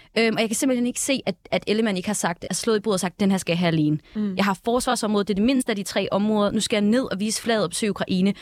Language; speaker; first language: Danish; native; Danish